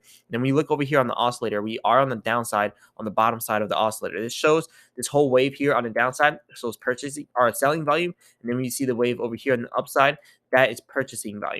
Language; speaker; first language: English; native; English